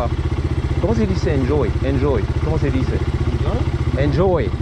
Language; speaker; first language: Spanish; non-native, learner; French